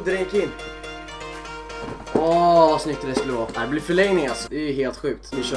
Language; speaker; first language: Swedish; native; Swedish